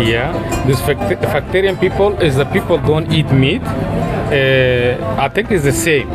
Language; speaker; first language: English; non-native, learner; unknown